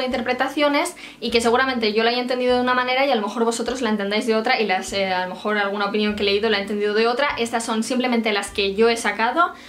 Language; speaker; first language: Spanish; native; Spanish